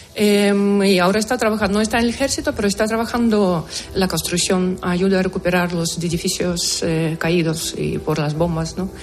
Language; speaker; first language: Spanish; non-native, fluent; Ukrainian